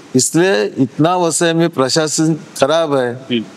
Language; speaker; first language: Hindi; non-native, local second language; Marathi